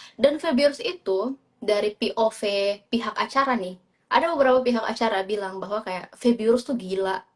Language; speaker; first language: Indonesian; native; Indonesian